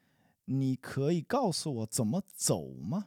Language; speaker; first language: Chinese; non-native, learner; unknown